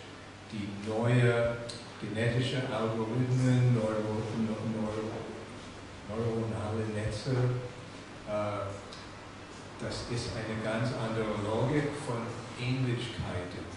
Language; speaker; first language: German; non-native, fluent; English